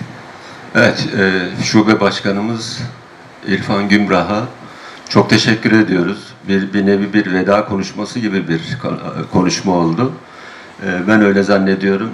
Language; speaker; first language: Turkish; native; Turkish